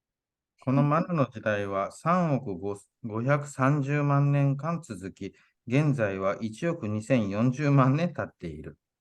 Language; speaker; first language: Japanese; native; Japanese